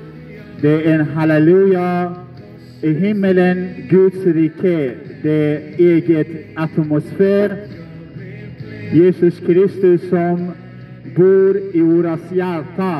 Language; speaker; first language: Swedish; non-native, learner; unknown